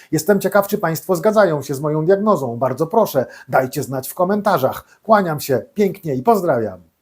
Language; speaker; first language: Polish; native; Polish